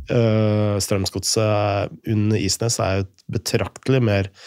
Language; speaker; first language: Norwegian; native; Norwegian